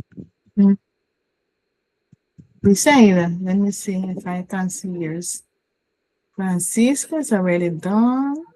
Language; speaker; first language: English; non-native, learner; Spanish